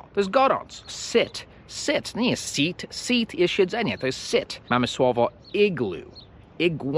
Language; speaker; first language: Polish; non-native, fluent; English